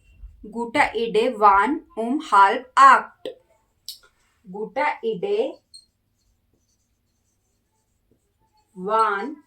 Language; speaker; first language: German; non-native, learner; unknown